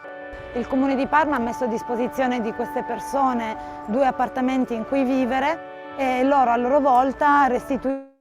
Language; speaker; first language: Italian; native; Italian